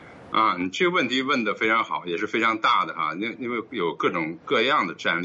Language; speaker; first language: Chinese; native; Chinese